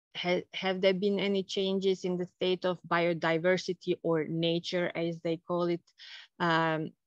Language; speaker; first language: English; non-native, fluent; Bosnian